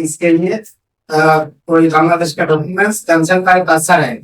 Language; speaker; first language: Hindi; non-native, local second language; Bangla